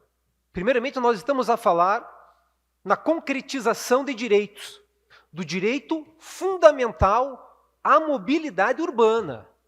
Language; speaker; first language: Portuguese; native; Portuguese